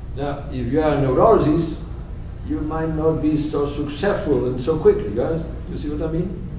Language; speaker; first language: English; non-native, fluent; Spanish